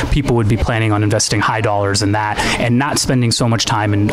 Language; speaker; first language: English; native; English